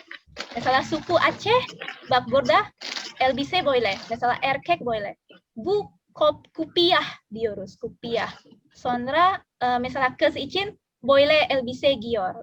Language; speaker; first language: Turkish; non-native, learner; Indonesian